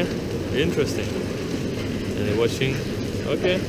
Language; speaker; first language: English; non-native, learner; Lithuanian